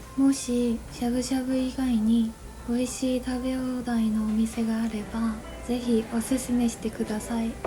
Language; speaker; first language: Japanese; non-native, fluent; Korean